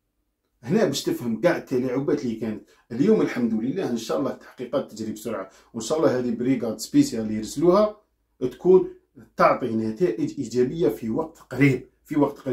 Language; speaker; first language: Arabic; native; Arabic